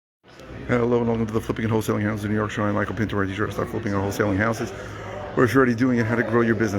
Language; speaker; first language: English; native; English